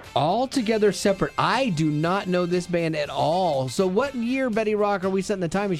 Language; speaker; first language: English; native; English